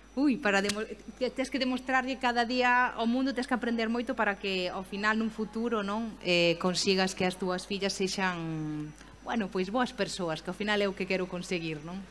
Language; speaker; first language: Galician; native; Galician